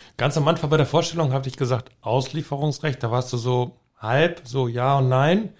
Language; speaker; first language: German; native; German